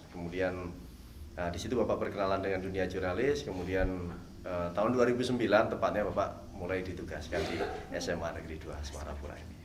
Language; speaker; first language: Indonesian; native; Indonesian